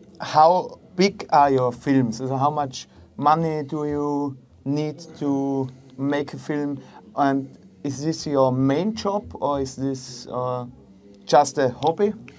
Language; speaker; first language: English; non-native, learner; German